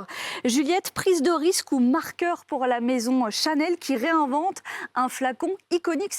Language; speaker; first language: French; native; French